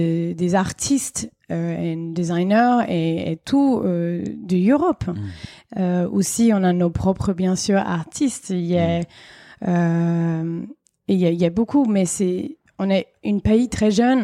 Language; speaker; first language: French; non-native, fluent; English